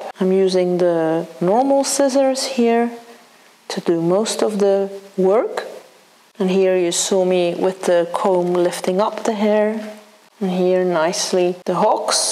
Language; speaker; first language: English; non-native, fluent; Dutch